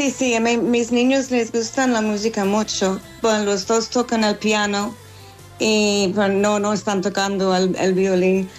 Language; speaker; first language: Spanish; non-native, fluent; English